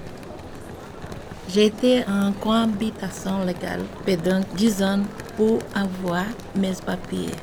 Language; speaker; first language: French; non-native, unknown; Portuguese